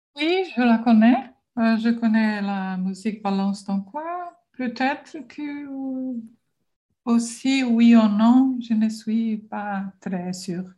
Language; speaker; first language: French; non-native, learner; Portuguese